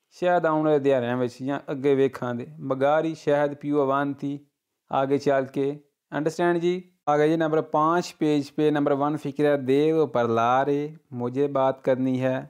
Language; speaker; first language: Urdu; non-native, local second language; Punjabi